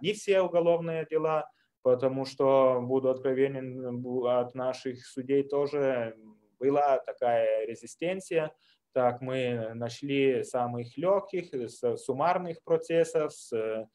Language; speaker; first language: Russian; non-native, fluent; Lithuanian